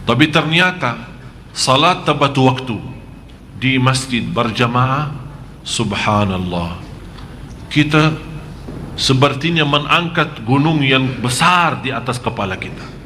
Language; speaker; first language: Indonesian; non-native, fluent; Arabic